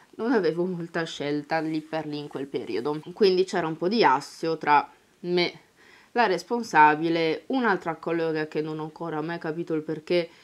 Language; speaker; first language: Italian; native; Italian